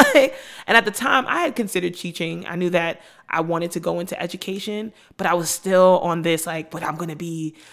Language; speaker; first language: English; native; English